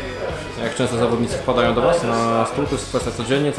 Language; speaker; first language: Polish; native; Polish